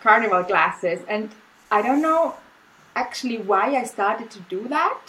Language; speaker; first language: English; non-native, fluent; German